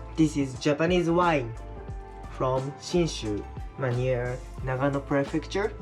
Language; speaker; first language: English; non-native, learner; Japanese